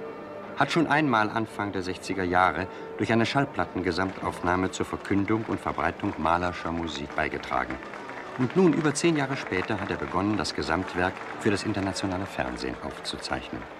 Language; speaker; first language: German; native; German